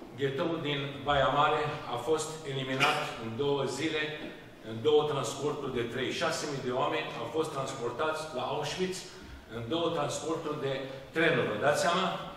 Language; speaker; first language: Romanian; early bilingual, heritage; Romanian